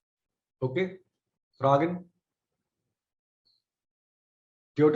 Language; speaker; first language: German; non-native, fluent; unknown